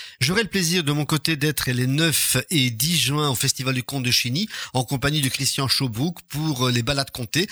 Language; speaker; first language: French; native; French